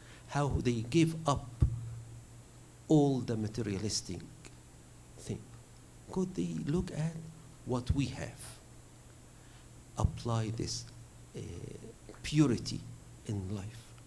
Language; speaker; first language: English; non-native, fluent; Arabic